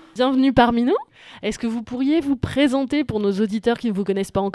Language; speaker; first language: French; native; French